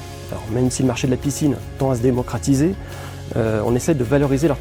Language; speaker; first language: French; native; French